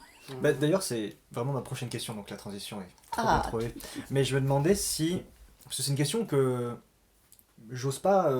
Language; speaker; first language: French; native; French